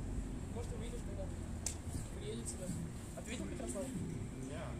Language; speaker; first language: Russian; native; Russian